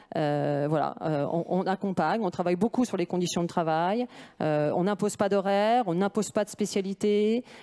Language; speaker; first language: French; native; French